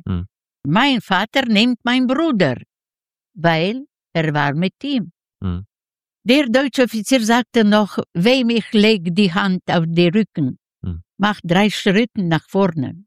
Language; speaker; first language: German; non-native, learner; Ukrainian